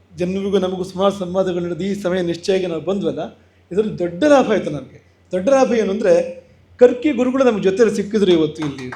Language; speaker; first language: Kannada; native; Kannada